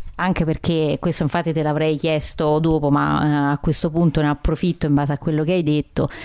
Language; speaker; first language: Italian; native; Italian